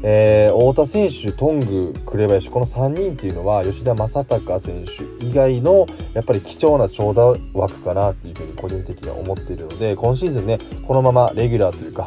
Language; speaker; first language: Japanese; native; Japanese